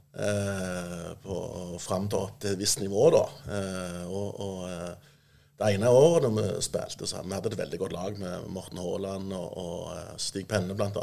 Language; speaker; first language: Norwegian; native; Norwegian